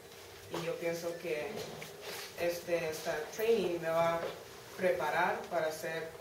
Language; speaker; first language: Spanish; early bilingual, heritage; Spanish